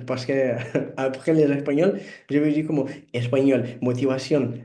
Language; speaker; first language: French; non-native, learner; Portuguese